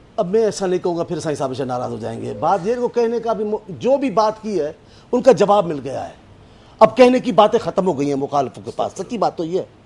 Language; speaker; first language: Urdu; non-native, local second language; Sindhi